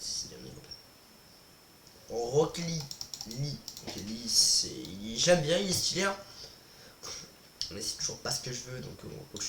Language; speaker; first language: French; native; French